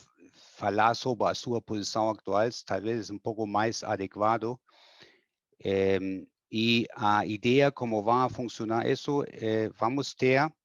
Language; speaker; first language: Portuguese; non-native, fluent; German